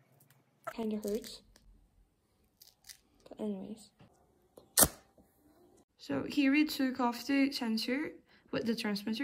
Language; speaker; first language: English; non-native, fluent; Turkish